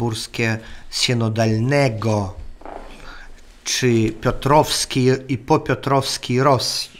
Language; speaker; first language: Polish; non-native, learner; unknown